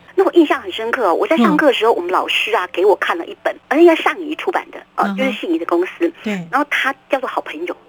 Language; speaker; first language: Chinese; native; Chinese